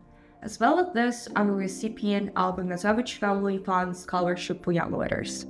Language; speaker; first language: English; non-native, fluent; Ukrainian